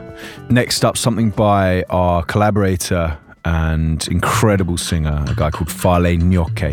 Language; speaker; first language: English; native; English